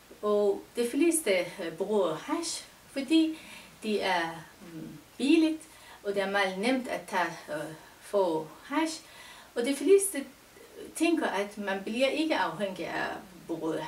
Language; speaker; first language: Danish; non-native, learner; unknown